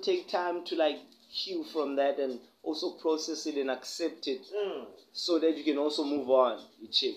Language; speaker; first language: English; non-native, local second language; Xhosa